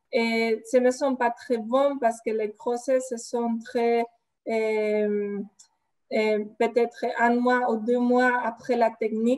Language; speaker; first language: French; non-native, fluent; Spanish